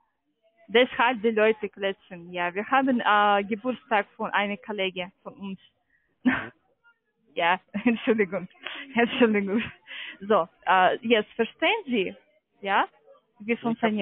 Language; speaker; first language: German; non-native, learner; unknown